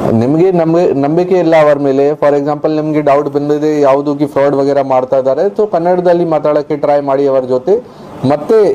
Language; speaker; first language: Kannada; non-native, local second language; Hindi